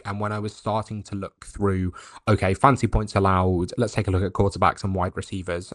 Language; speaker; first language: English; native; English